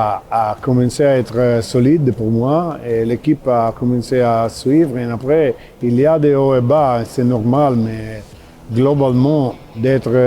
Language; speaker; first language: French; non-native, fluent; Italian